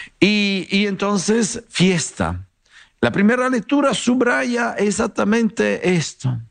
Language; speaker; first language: Spanish; non-native, fluent; Italian